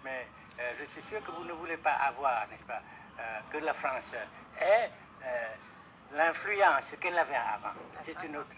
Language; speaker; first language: French; non-native, local second language; Vietnamese